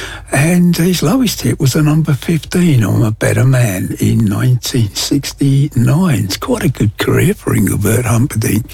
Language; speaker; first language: English; native; English